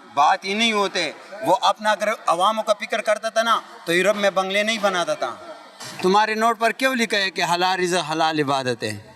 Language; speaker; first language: Urdu; non-native, local second language; Pashto